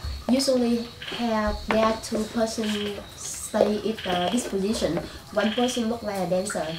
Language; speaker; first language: English; non-native, learner; Vietnamese